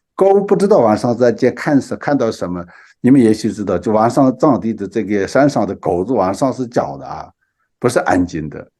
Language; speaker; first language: Chinese; non-native, local second language; Tibetan